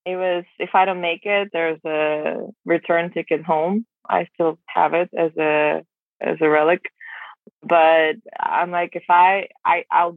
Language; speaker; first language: English; non-native, fluent; Russian